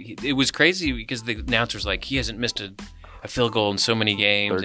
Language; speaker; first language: English; native; English